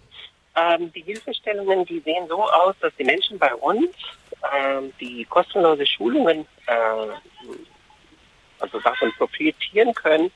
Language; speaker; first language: German; non-native, fluent; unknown